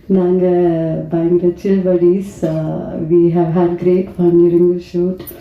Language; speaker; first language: Tamil; native; Tamil